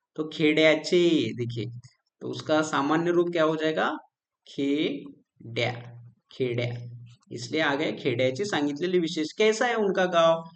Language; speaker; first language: Hindi; non-native, local second language; Marathi